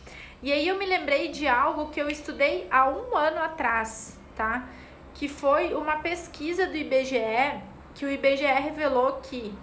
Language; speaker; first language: Portuguese; native; Portuguese